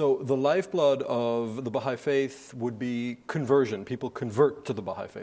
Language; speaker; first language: English; native; English